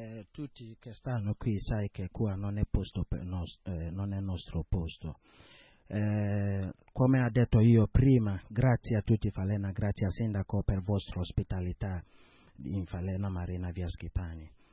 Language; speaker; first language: Italian; non-native, learner; English